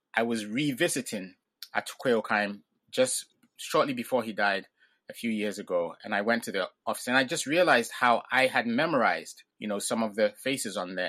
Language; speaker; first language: English; non-native, local second language; Ga